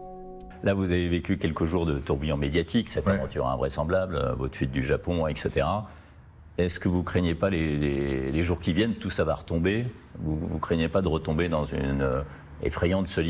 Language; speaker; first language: French; native; French